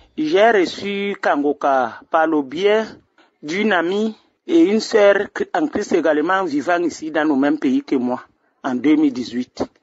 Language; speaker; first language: French; non-native, local second language; Rundi